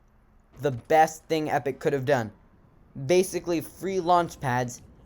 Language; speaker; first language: English; native; English